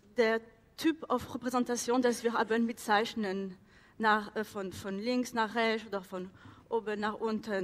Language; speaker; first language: German; non-native, learner; French